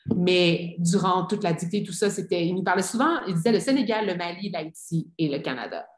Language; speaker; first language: French; native; French